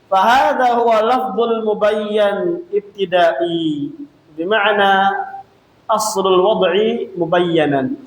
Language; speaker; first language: Arabic; non-native, fluent; Indonesian